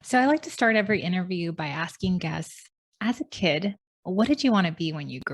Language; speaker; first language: English; native; English